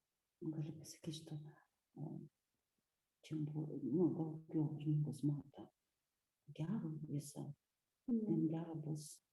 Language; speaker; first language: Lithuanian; non-native, local second language; Russian